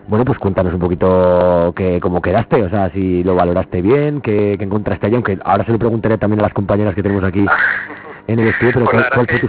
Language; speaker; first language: Spanish; native; Spanish